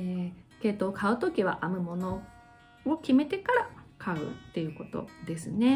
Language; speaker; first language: Japanese; native; Japanese